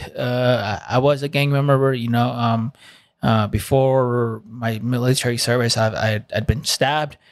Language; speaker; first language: English; early bilingual, other home language; Spanish